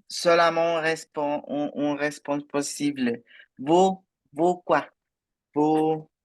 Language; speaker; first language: French; non-native, fluent; Spanish